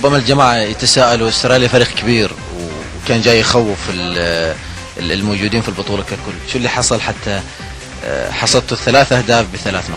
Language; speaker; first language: Arabic; native; Arabic